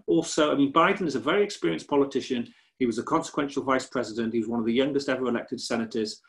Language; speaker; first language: English; native; English